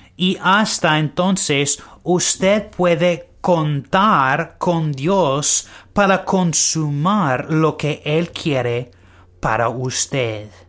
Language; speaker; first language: Spanish; non-native, learner; English